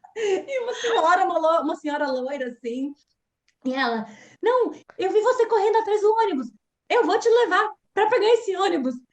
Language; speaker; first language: Portuguese; native; Portuguese